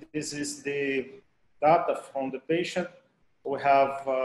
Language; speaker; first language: English; non-native, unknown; Portuguese